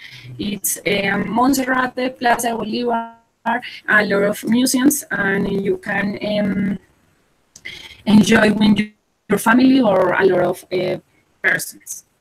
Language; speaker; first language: English; non-native, learner; Spanish